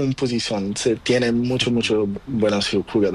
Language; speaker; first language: Spanish; non-native, learner; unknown